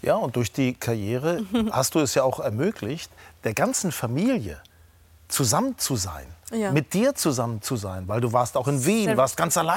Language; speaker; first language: German; native; German